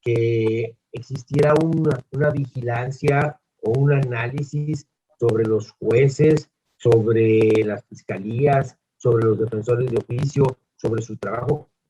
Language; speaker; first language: Spanish; native; Spanish